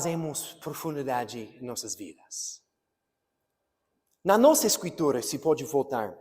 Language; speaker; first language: Portuguese; non-native, fluent; English